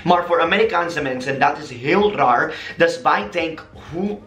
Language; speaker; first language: Dutch; non-native, learner; English